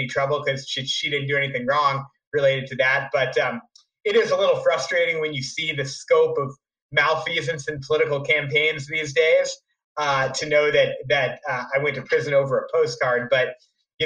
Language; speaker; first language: English; native; English